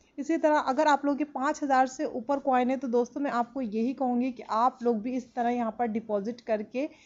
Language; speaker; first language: Urdu; non-native, local second language; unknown